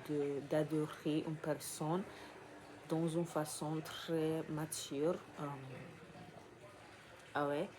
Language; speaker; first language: French; non-native, learner; English